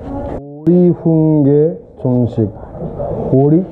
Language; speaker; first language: Japanese; native; Japanese